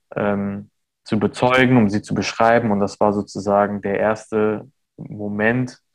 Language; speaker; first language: German; early bilingual, other home language; Armenian